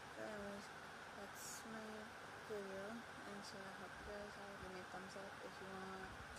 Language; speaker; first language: English; native; English